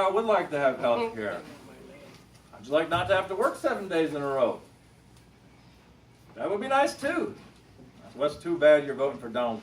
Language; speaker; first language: English; native; English